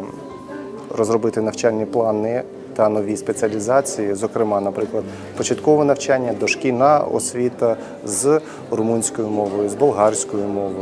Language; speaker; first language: Ukrainian; native; Ukrainian